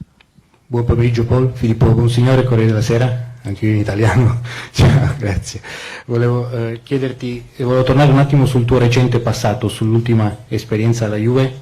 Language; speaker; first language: Italian; native; Italian